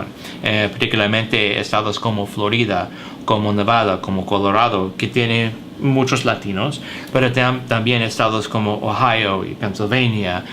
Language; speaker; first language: Spanish; early bilingual, heritage; English